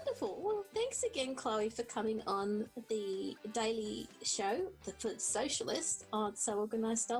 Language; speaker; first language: English; native; English